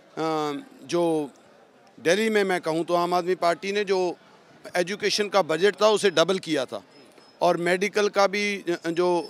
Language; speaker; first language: Hindi; non-native, local second language; Punjabi